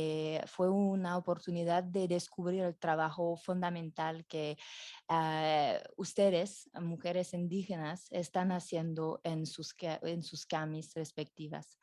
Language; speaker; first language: Spanish; non-native, fluent; French